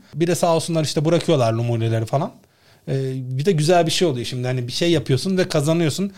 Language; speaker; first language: Turkish; native; Turkish